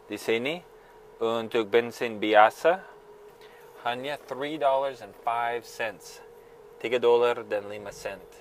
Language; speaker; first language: Indonesian; non-native, fluent; English